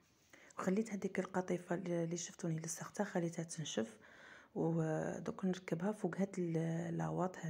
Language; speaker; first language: Arabic; native; Arabic